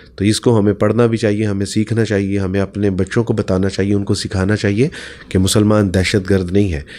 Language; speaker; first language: Urdu; native; Urdu